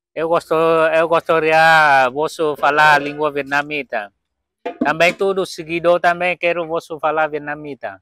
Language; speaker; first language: Portuguese; non-native, learner; Vietnamese